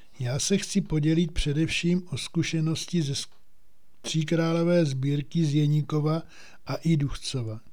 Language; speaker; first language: Czech; native; Czech